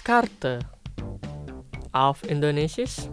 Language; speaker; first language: German; non-native, fluent; Indonesian